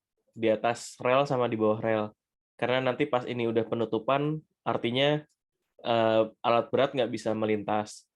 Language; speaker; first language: Indonesian; native; Indonesian